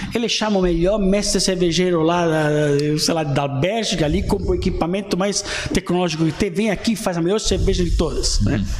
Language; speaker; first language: Portuguese; non-native, fluent; Italian